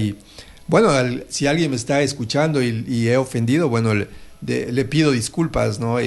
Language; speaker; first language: Spanish; native; Spanish